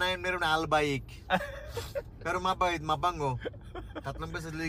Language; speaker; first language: Filipino; non-native, learner; Bangla